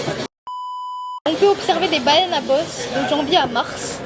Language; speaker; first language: French; native; French